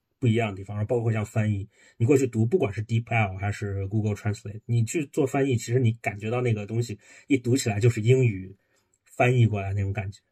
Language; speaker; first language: Chinese; native; Chinese